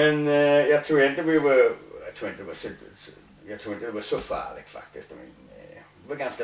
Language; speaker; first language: Swedish; non-native, learner; English